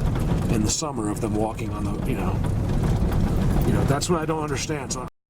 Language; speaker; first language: English; native; English